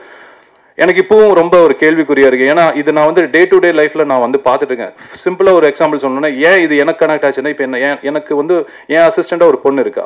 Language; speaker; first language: Tamil; native; Tamil